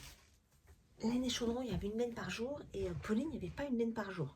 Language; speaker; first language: French; native; French